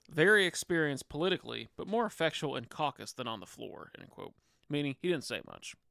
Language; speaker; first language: English; native; English